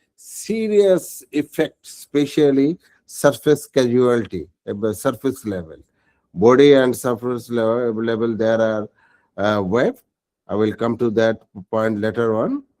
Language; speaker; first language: English; non-native, local second language; Bangla